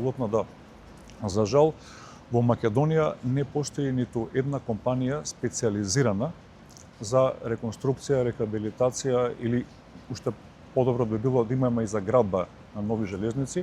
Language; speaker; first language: Macedonian; native; Macedonian